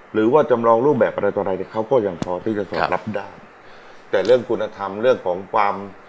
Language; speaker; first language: Thai; native; Thai